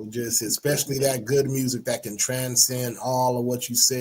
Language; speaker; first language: English; native; English